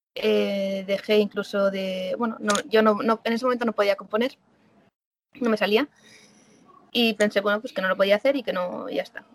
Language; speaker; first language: Spanish; native; Spanish